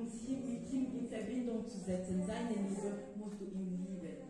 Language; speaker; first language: German; non-native, fluent; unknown